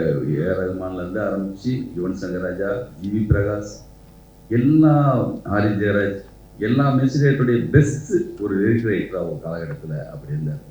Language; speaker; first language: Tamil; native; Tamil